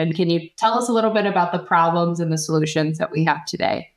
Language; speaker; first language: English; native; English